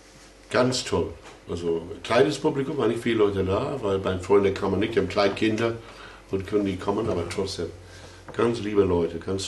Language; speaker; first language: German; non-native, fluent; English